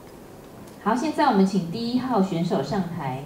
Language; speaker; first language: Chinese; native; Chinese